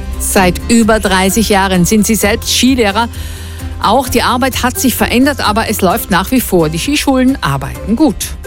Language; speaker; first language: German; native; German